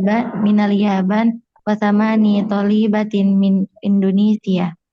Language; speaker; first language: Arabic; non-native, learner; Indonesian